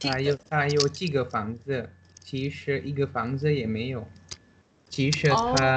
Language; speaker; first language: Chinese; non-native, learner; Indonesian